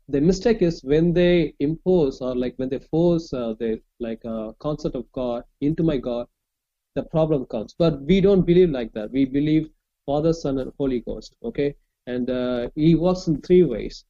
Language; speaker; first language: English; non-native, local second language; Tamil